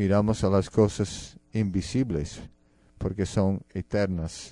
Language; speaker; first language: Spanish; non-native, fluent; English